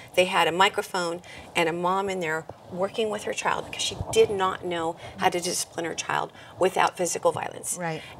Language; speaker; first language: English; native; English